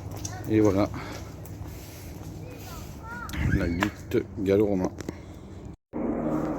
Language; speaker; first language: French; native; French